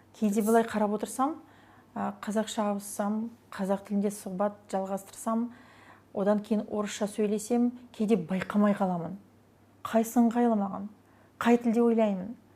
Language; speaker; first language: Kazakh; non-native, local second language; Russian